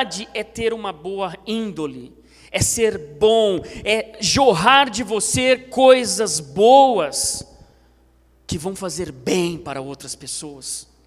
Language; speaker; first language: Portuguese; native; Portuguese